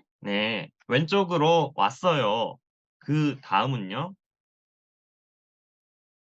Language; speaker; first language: Korean; non-native, learner; Thai